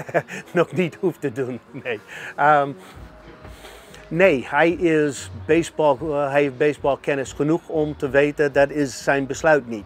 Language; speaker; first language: Dutch; non-native, fluent; English